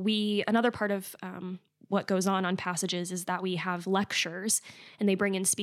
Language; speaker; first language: English; native; English